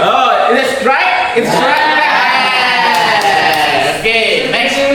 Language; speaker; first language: English; non-native, fluent; Indonesian